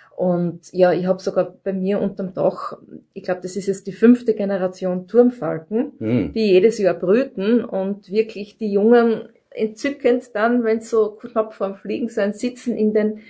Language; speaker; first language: German; native; German